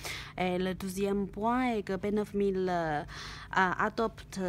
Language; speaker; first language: French; non-native, learner; Chinese